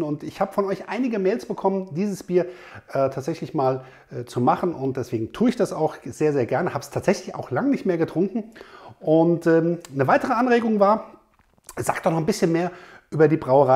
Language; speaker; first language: German; native; German